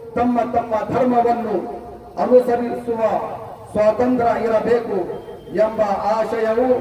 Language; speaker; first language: Kannada; non-native, local second language; Urdu